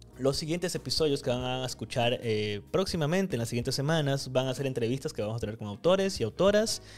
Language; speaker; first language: Spanish; native; Spanish